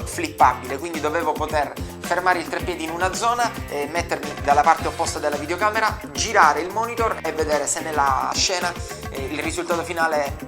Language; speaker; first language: Italian; native; Italian